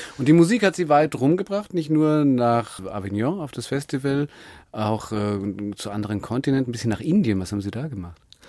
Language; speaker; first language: German; native; German